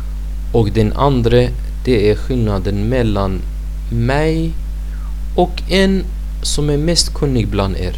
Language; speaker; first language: Swedish; non-native, fluent; Arabic